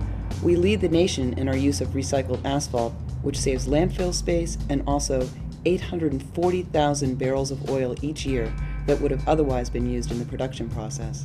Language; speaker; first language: English; native; English